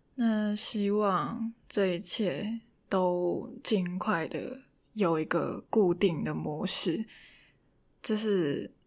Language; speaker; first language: Chinese; non-native, local second language; Cantonese